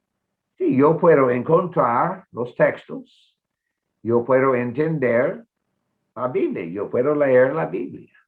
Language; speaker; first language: Spanish; non-native, fluent; English